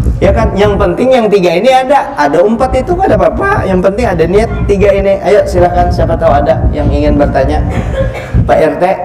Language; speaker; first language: Indonesian; non-native, local second language; Banjar